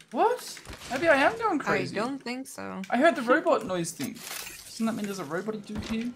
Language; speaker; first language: English; native; English